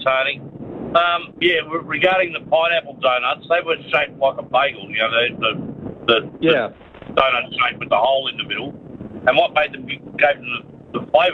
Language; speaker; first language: English; native; English